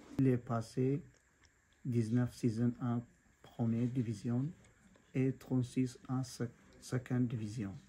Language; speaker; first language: French; non-native, learner; Amharic